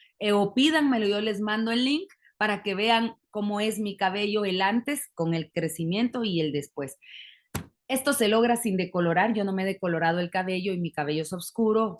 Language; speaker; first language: Spanish; native; Spanish